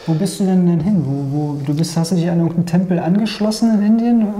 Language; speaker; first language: German; native; German